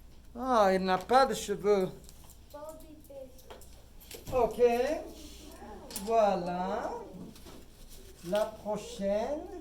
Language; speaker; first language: French; non-native, fluent; English